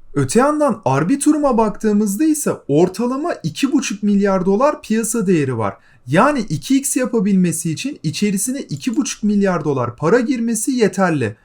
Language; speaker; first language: Turkish; native; Turkish